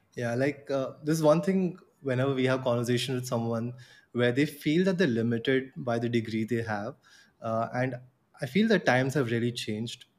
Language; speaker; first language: English; non-native, local second language; Gujarati